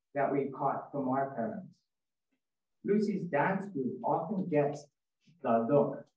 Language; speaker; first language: English; native; English